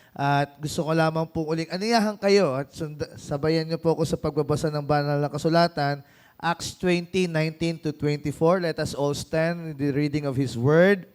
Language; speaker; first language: Filipino; native; Filipino